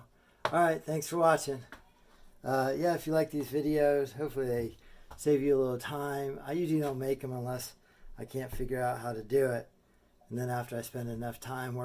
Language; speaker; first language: English; native; English